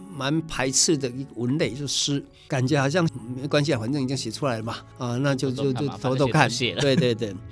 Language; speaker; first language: Chinese; non-native, local second language; Min Nan Chinese